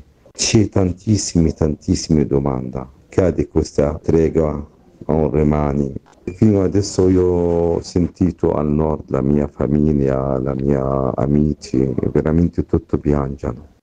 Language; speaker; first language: Italian; non-native, learner; Arabic